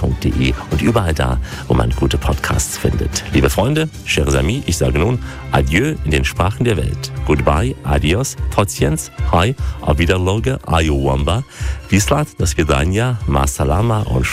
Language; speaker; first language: German; native; German